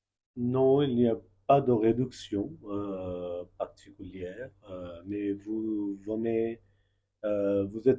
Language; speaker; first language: French; non-native, fluent; Bangla